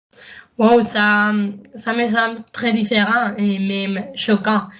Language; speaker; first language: French; non-native, learner; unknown